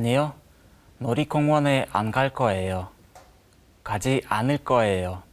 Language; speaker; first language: Korean; non-native, learner; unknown